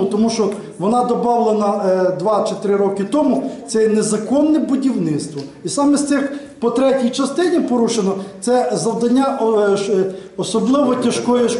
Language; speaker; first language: Ukrainian; native; Ukrainian